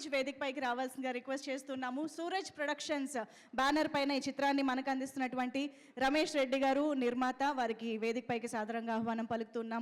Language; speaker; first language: Telugu; native; Telugu